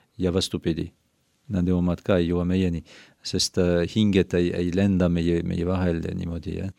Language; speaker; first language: Estonian; non-native, fluent; French